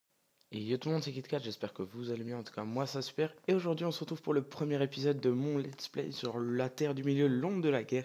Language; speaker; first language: French; native; French